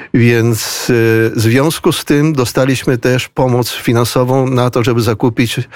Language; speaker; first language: Polish; early bilingual, heritage; Spanish